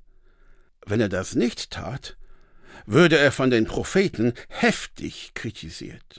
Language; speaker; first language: German; non-native, fluent; English